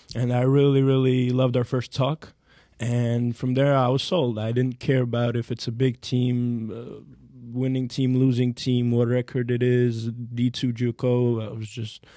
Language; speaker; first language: English; non-native, fluent; Serbian